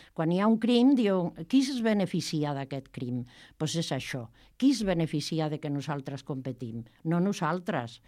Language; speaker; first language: Catalan; non-native, local second language; Spanish